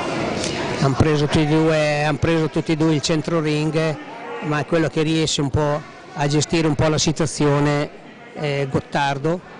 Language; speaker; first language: Italian; native; Italian